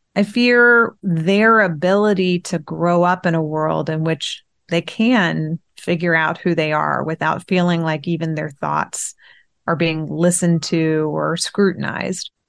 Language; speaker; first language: English; early bilingual, other home language; Persian